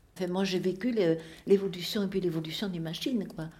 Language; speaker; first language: French; native; French